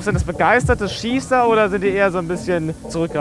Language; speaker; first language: German; native; German